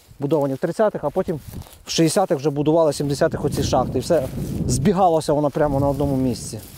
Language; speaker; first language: Ukrainian; native; Ukrainian